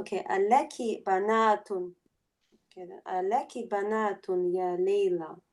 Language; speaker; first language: Arabic; non-native, learner; English